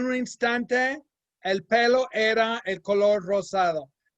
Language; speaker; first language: Spanish; non-native, fluent; English